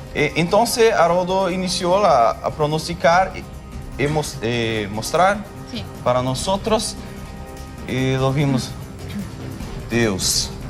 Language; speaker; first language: Spanish; non-native, learner; Portuguese